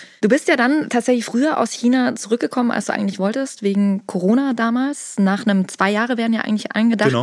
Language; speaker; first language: German; native; German